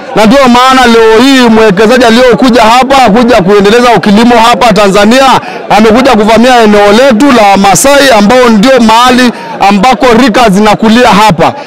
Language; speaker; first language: Swahili; non-native, local second language; Masai